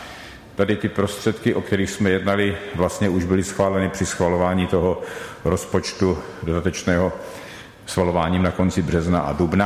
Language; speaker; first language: Czech; native; Czech